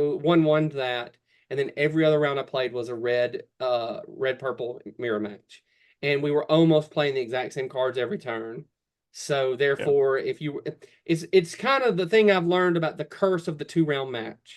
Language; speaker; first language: English; native; English